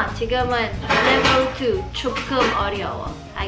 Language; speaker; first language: Korean; non-native, learner; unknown